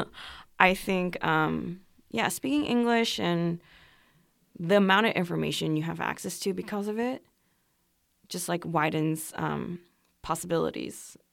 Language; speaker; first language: English; non-native, fluent; Korean